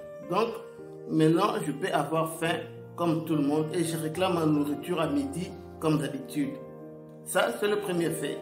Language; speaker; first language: French; non-native, local second language; Lingala